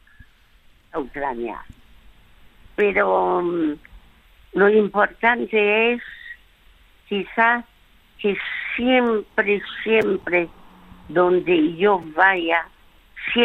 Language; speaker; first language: Spanish; non-native, fluent; French